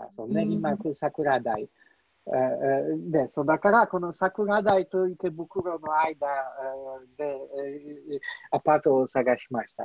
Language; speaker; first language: Japanese; non-native, learner; Polish